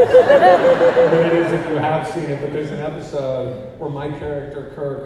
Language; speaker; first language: English; native; English